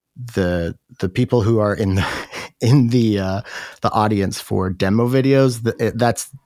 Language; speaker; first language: English; native; English